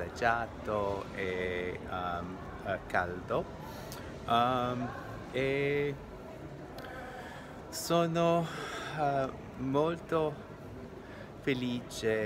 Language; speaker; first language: Italian; non-native, learner; English